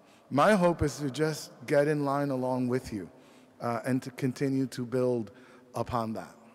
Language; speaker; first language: English; early bilingual, other home language; Spanish